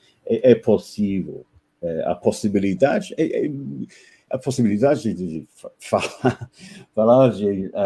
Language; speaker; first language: Portuguese; non-native, fluent; English